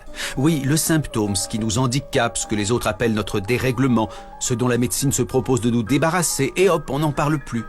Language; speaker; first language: French; native; French